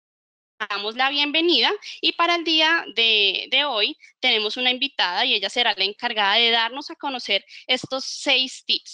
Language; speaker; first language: Spanish; native; Spanish